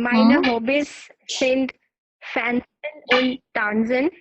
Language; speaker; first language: German; non-native, learner; Hindi